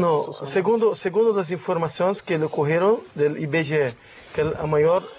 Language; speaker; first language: Spanish; non-native, learner; Portuguese